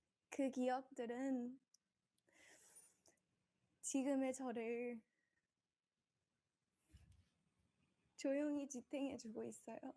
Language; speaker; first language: Korean; early bilingual, heritage; Korean